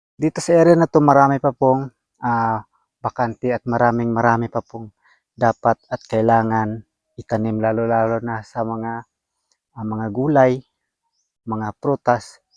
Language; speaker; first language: Filipino; non-native, local second language; Cebuano